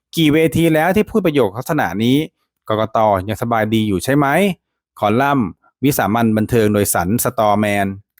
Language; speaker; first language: Thai; native; Thai